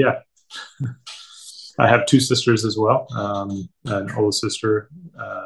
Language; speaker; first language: English; native; English